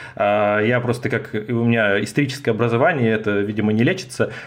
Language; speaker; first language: Russian; native; Russian